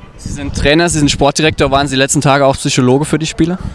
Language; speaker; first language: German; native; German